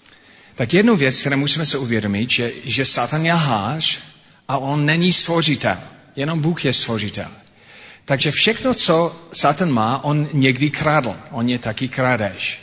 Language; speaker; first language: Czech; non-native, fluent; English